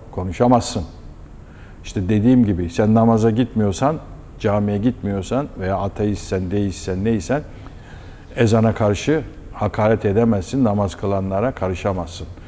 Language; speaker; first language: Turkish; native; Turkish